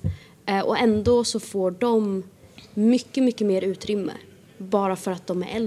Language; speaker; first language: Swedish; native; Swedish